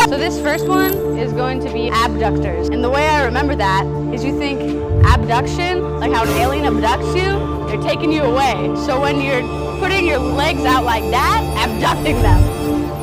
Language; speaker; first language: English; native; English